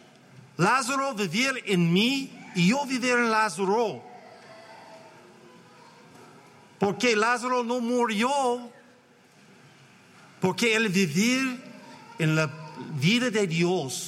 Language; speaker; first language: Spanish; non-native, learner; English